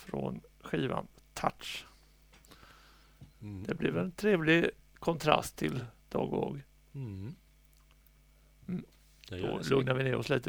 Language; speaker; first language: Swedish; native; Swedish